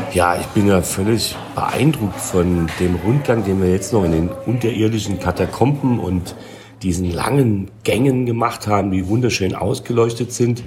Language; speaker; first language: German; native; German